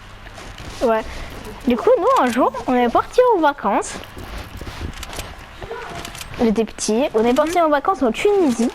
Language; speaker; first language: French; native; French